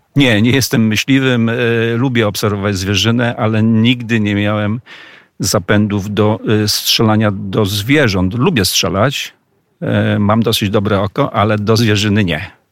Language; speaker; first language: Polish; native; Polish